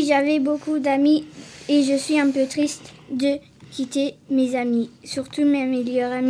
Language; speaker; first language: French; non-native, learner; Italian